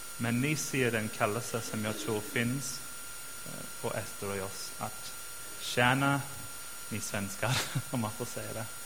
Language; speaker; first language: Swedish; non-native, fluent; English